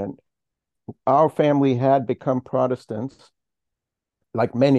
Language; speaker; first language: English; non-native, fluent; German